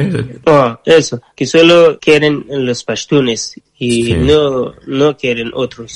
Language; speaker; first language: Spanish; non-native, learner; Persian